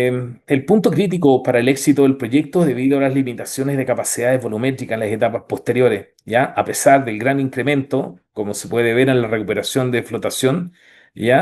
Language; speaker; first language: Spanish; native; Spanish